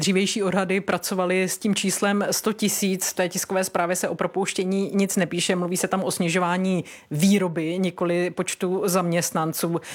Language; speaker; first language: Czech; native; Czech